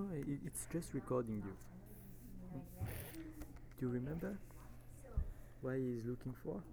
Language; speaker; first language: English; non-native, fluent; French